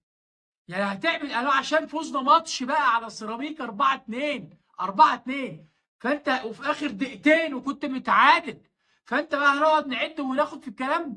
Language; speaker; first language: Arabic; native; Arabic